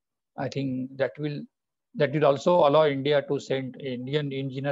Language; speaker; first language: English; non-native, local second language; Bangla